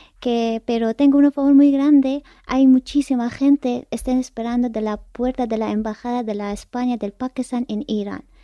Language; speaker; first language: Spanish; non-native, learner; Persian